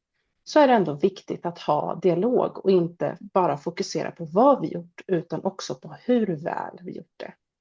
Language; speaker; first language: Swedish; native; Swedish